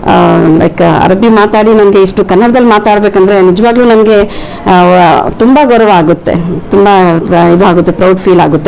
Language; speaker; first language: Kannada; non-native, local second language; Urdu